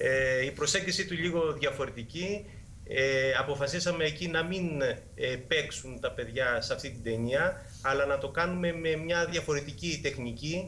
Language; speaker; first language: Greek; native; Greek